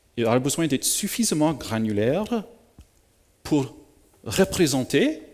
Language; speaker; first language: French; native; French